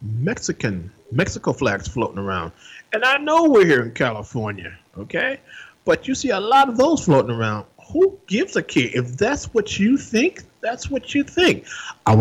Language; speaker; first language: English; native; English